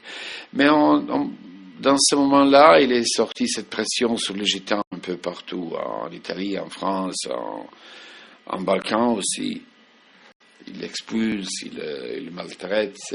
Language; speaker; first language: French; non-native, fluent; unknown